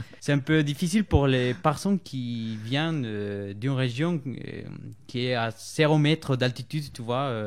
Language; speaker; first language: French; non-native, fluent; Spanish